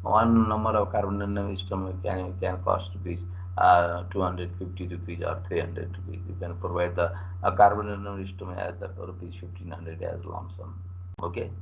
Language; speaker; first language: English; non-native, local second language; Nepali